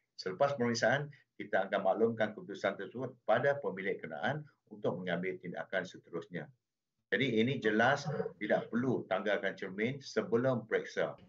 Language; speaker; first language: Malay; non-native, local second language; Chinese